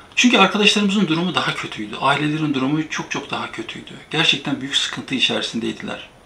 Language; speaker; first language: Turkish; native; Turkish